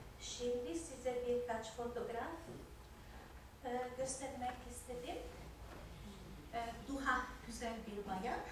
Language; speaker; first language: Turkish; non-native, fluent; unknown